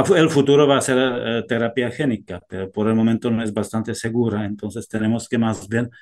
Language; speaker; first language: Spanish; non-native, fluent; Czech